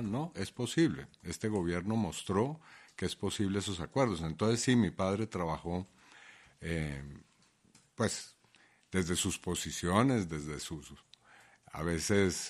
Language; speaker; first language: Spanish; native; Spanish